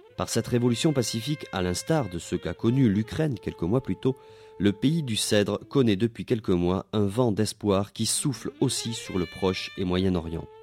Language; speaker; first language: French; native; French